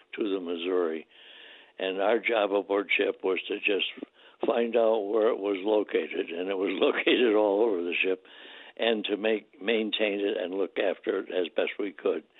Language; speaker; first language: English; native; English